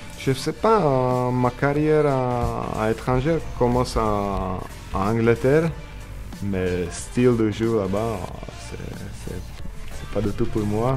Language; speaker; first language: French; non-native, learner; Slovak